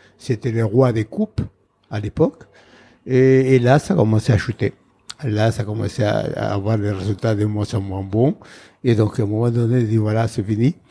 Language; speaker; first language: French; non-native, fluent; Spanish